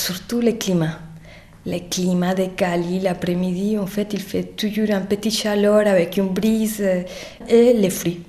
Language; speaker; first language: French; non-native, fluent; Spanish